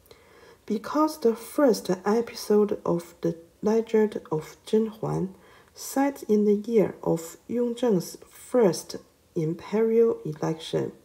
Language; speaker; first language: English; non-native, learner; Chinese